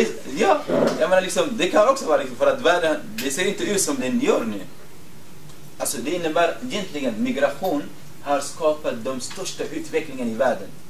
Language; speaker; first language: Swedish; non-native, fluent; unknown